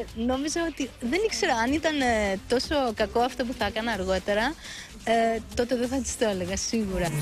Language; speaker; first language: Greek; early bilingual, heritage; Greek